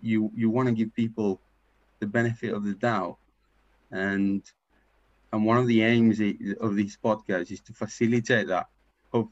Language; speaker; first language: English; non-native, fluent; Spanish